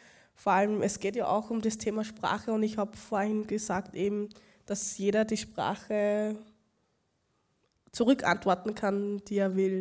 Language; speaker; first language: German; native; German